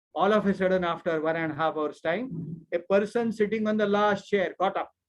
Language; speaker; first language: English; non-native, local second language; Marathi